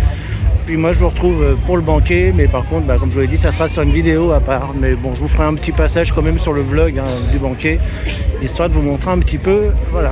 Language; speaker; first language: French; native; French